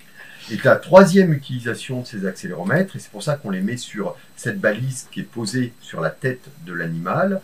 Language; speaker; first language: French; native; French